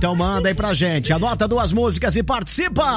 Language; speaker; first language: Portuguese; native; Portuguese